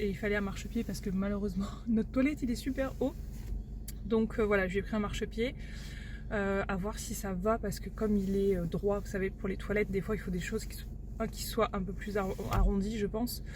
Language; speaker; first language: French; native; French